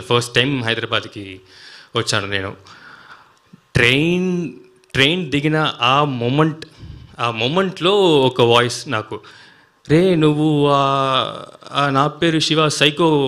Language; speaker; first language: Telugu; non-native, learner; Tamil